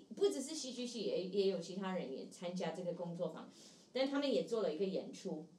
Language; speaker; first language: Chinese; non-native, fluent; English